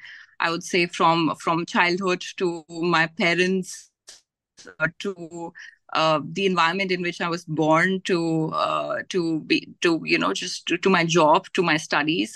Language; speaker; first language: English; non-native, local second language; Hindi